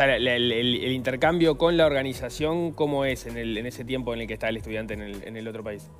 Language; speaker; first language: Spanish; native; Spanish